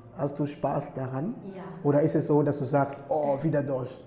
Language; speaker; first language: German; non-native, fluent; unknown